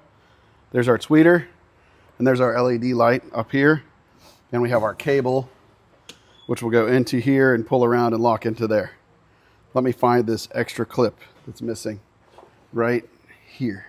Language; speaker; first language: English; native; English